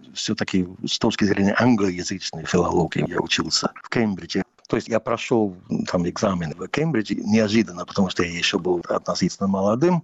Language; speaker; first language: Russian; non-native, fluent; English